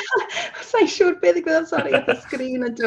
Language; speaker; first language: Welsh; native; Welsh